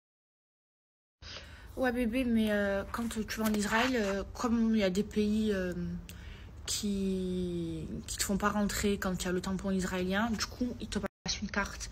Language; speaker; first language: French; native; French